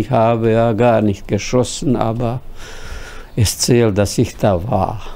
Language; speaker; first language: German; non-native, fluent; Bosnian